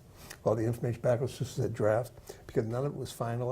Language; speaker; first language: English; native; English